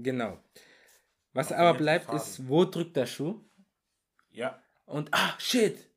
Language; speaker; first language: German; early bilingual, other home language; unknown